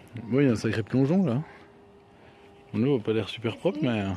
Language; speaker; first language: French; native; French